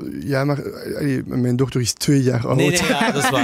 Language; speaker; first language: Dutch; non-native, local second language; French